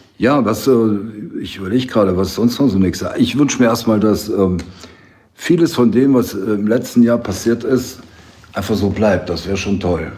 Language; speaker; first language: German; native; German